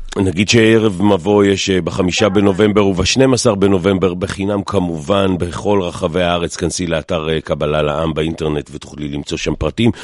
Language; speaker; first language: Hebrew; native; Hebrew